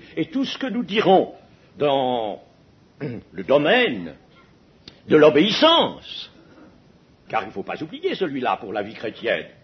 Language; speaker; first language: French; native; French